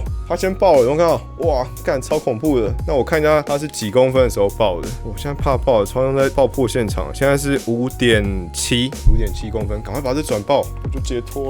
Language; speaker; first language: Chinese; native; Chinese